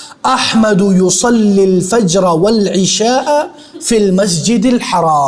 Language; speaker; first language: Arabic; non-native, fluent; Urdu